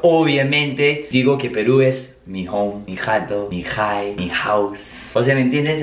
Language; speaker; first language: Spanish; non-native, fluent; English